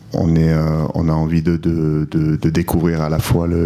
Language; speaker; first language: French; native; French